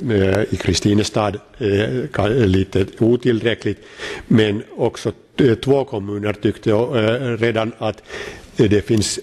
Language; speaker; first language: Swedish; non-native, local second language; Finnish